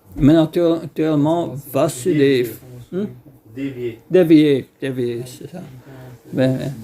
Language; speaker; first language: French; non-native, fluent; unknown